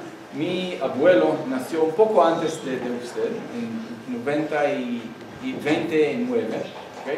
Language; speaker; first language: Spanish; non-native, learner; Hebrew